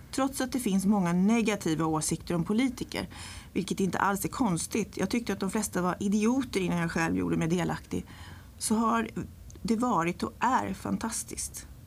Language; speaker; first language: Swedish; early bilingual, other home language; English